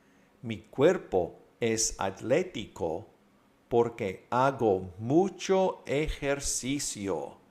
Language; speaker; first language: Spanish; non-native, fluent; English